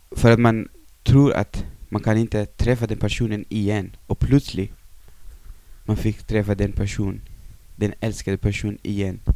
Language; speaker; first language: Swedish; non-native, fluent; Persian